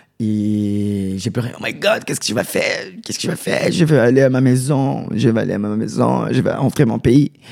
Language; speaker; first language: French; non-native, learner; Portuguese